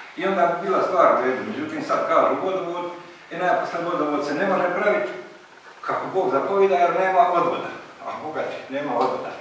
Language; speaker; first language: Bosnian; native; Bosnian